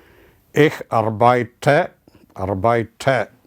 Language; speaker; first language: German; non-native, learner; Malayalam